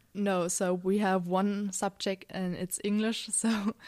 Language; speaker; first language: English; non-native, fluent; German